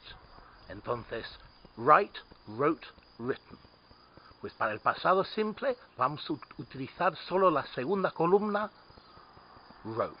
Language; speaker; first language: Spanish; non-native, fluent; English